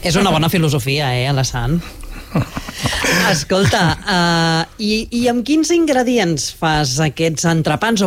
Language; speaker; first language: Catalan; native; Catalan